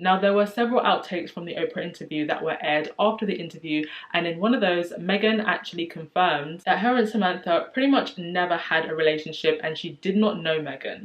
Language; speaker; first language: English; native; English